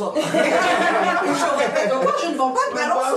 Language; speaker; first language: French; native; French